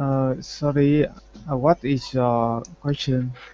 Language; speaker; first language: English; non-native, learner; Vietnamese